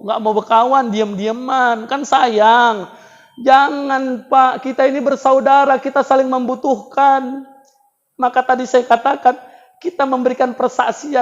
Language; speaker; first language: Indonesian; native; Indonesian